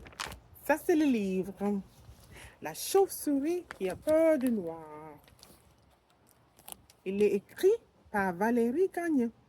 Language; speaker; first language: French; non-native, learner; English